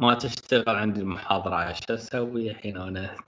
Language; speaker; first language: Arabic; native; Arabic